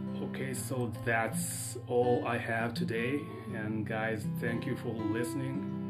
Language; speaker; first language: English; non-native, fluent; Japanese